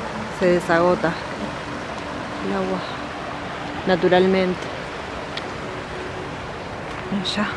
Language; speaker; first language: Spanish; native; Spanish